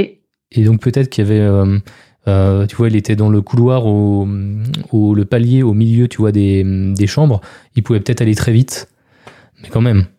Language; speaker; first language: French; native; French